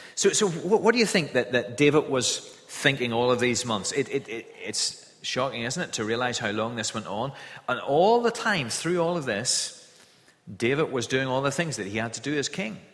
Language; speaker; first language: English; native; English